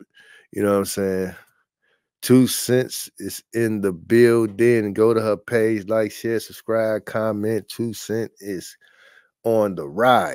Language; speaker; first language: English; native; English